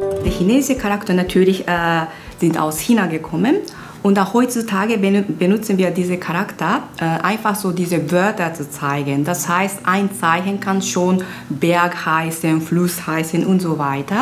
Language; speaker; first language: German; non-native, fluent; Japanese